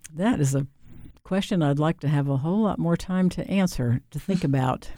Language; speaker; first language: English; native; English